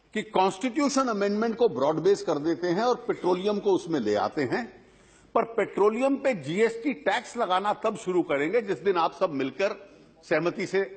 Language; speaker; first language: Hindi; native; Hindi